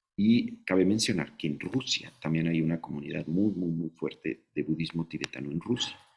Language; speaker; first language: Spanish; native; Spanish